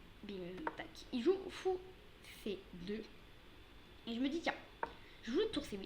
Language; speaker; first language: French; native; French